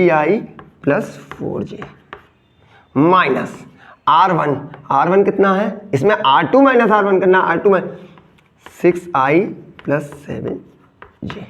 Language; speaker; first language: Hindi; native; Hindi